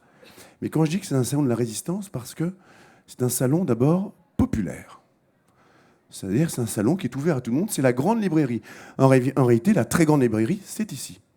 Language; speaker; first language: French; native; French